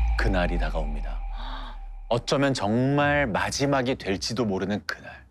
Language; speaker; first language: Korean; native; Korean